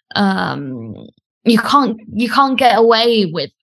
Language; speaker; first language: English; native; English